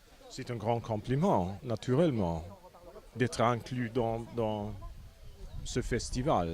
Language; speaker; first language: French; non-native, fluent; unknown